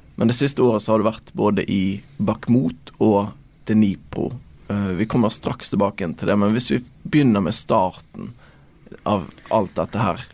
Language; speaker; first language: Norwegian; native; Norwegian